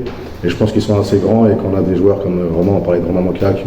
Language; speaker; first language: French; native; French